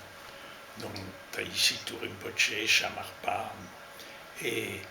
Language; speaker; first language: French; native; French